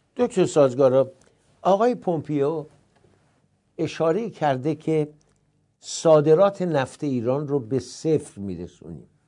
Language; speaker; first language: Persian; native; Persian